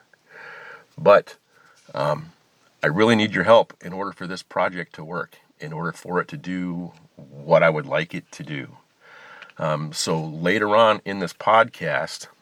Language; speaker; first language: English; native; English